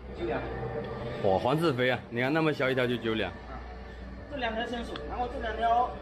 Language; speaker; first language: Chinese; native; Chinese